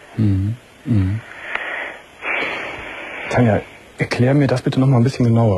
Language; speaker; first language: German; native; German